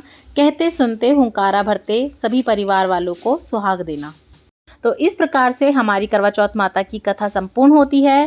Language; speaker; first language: Hindi; native; Hindi